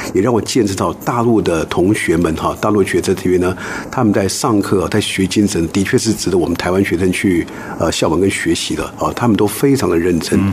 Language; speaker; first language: Chinese; native; Chinese